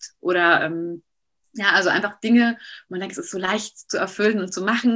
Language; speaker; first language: German; native; German